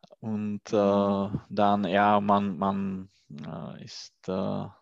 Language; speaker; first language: German; non-native, learner; Czech